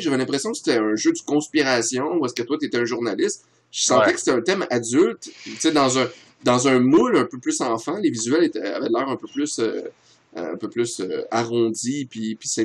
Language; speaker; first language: French; native; French